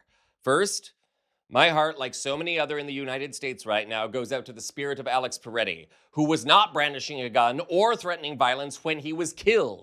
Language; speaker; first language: English; native; English